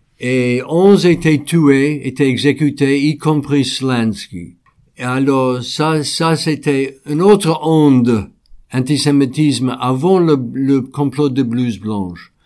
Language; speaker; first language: French; non-native, fluent; English